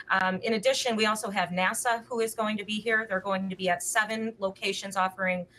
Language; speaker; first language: English; native; English